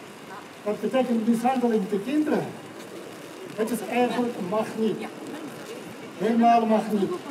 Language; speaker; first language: Dutch; non-native, learner; Mongolian